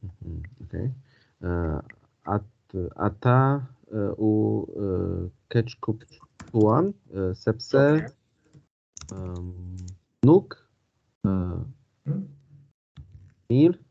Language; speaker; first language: Albanian; non-native, learner; Chinese